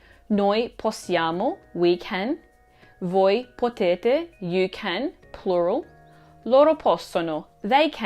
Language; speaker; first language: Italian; non-native, fluent; English